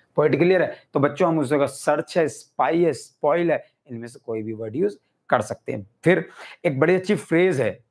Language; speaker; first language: Hindi; native; Hindi